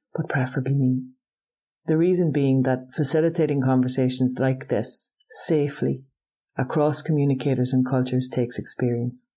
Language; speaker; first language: English; native; English